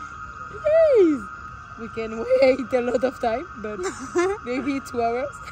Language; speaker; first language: English; non-native, learner; French